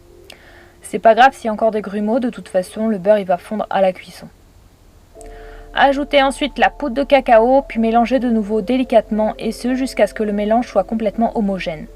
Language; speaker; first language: French; native; French